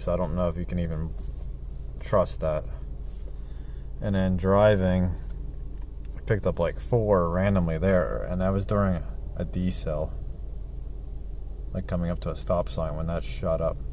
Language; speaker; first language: English; native; English